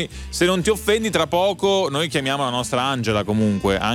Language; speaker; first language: Italian; native; Italian